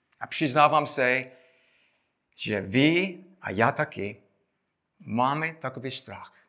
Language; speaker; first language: Czech; non-native, fluent; English